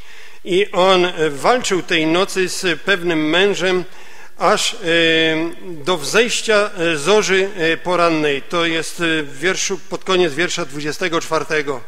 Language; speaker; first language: Polish; native; Polish